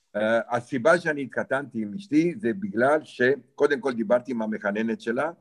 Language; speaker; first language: Hebrew; non-native, fluent; Romanian